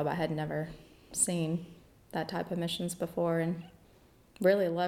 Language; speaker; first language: English; native; English